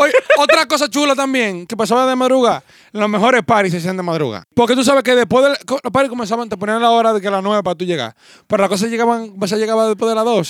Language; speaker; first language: Spanish; native; Spanish